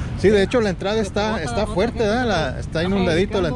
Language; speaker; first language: Spanish; native; Spanish